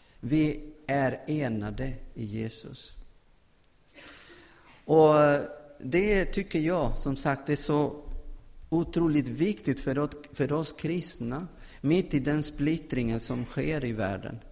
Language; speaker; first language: Swedish; non-native, fluent; Spanish